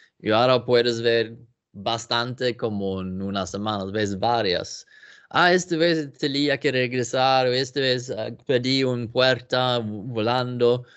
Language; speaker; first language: Spanish; non-native, learner; Swedish